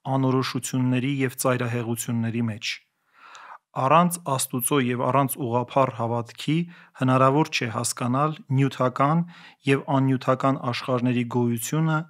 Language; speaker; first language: Armenian; native; Armenian